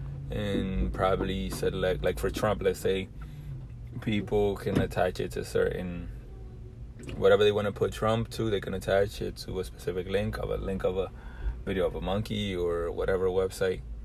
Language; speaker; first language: English; early bilingual, other home language; Spanish